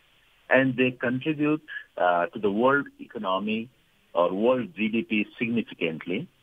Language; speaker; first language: English; non-native, fluent; Nepali